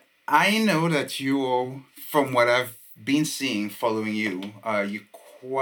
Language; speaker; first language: English; non-native, fluent; French